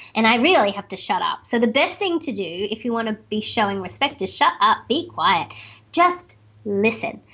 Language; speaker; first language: English; native; English